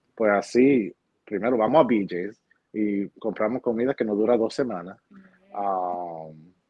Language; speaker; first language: Spanish; early bilingual, heritage; Spanish